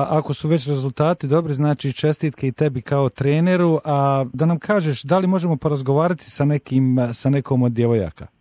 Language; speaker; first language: Serbian; native; Serbian